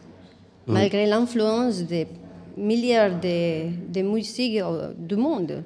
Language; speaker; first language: French; non-native, fluent; Spanish